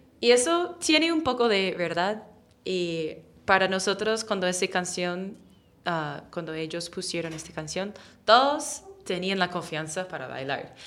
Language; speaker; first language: Spanish; non-native, fluent; English